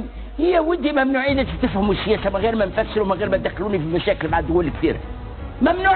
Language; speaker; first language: Arabic; native; Arabic